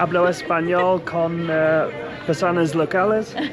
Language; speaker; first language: Spanish; non-native, learner; English